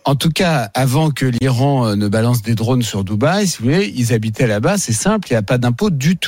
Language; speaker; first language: French; native; French